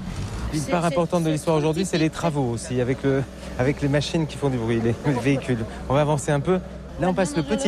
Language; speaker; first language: French; native; French